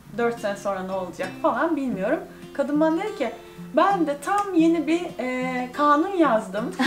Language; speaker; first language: Turkish; native; Turkish